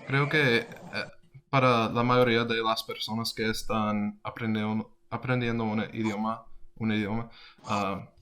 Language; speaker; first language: Spanish; non-native, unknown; English